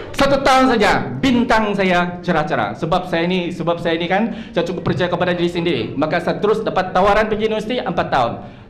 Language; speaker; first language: Malay; non-native, local second language; Chinese